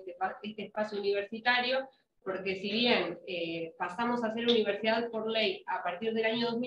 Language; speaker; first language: Spanish; native; Spanish